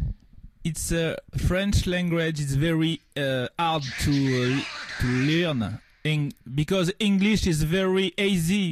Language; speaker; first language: English; non-native, learner; French